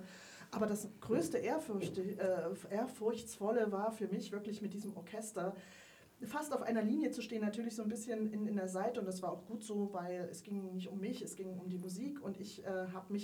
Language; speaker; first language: German; native; German